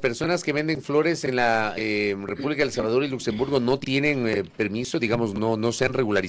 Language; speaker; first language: Spanish; native; Spanish